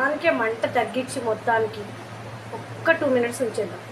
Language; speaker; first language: Telugu; native; Telugu